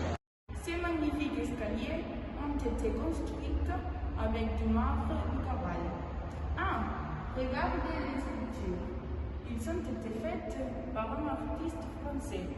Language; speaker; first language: French; non-native, learner; Spanish